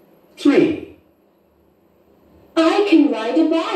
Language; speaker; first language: English; non-native, fluent; Spanish